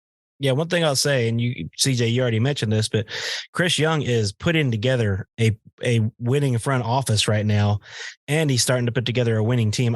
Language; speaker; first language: English; native; English